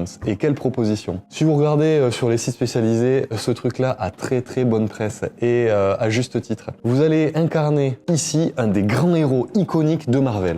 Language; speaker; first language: French; native; French